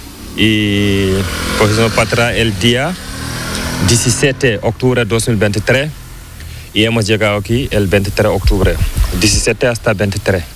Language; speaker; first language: Spanish; non-native, learner; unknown